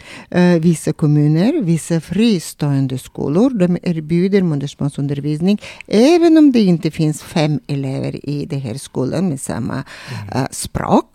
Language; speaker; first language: Swedish; non-native, fluent; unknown